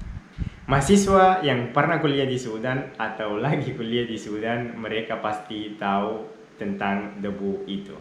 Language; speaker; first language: Indonesian; non-native, fluent; Arabic